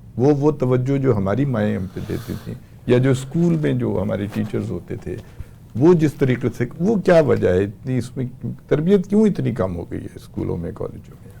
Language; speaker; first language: Urdu; native; Urdu